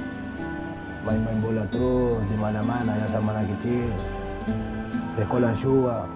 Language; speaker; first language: Indonesian; non-native, fluent; Spanish